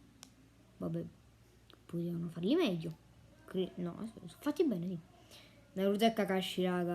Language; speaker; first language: Italian; native; Italian